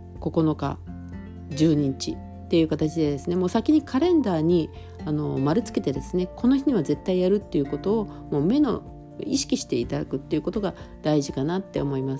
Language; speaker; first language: Japanese; native; Japanese